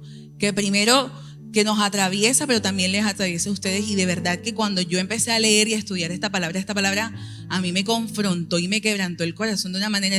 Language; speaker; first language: Spanish; native; Spanish